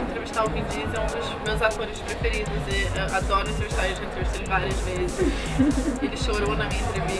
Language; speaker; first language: Portuguese; native; Portuguese